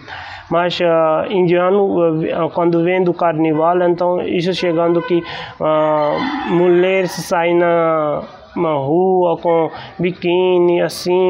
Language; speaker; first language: Portuguese; non-native, learner; Hindi